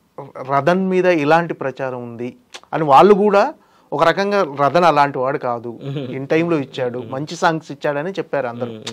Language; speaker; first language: Telugu; native; Telugu